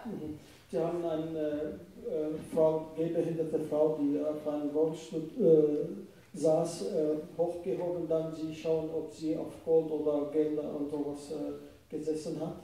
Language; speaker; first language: German; non-native, fluent; Arabic